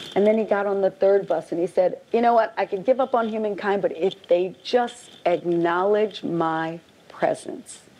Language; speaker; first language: English; native; English